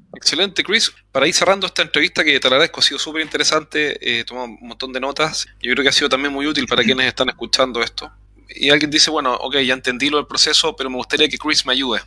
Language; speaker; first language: Spanish; native; Spanish